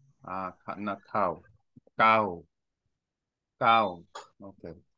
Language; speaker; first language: Vietnamese; non-native, learner; Korean